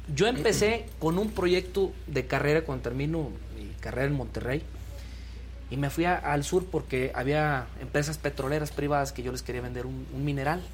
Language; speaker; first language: Spanish; native; Spanish